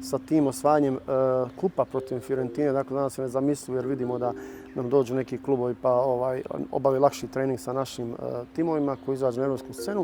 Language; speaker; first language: Bosnian; native; Bosnian